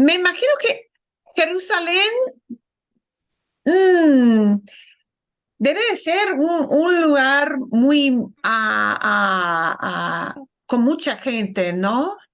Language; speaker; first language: Spanish; non-native, fluent; English